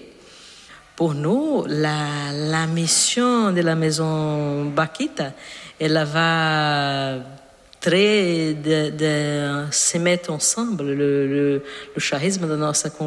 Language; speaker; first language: French; non-native, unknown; Portuguese